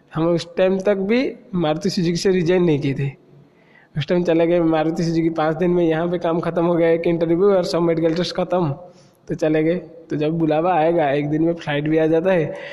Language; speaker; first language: Hindi; non-native, local second language; Odia